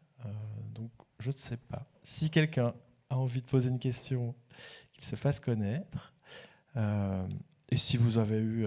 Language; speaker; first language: French; native; French